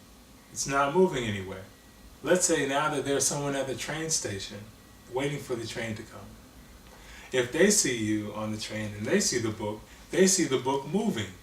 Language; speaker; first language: English; native; English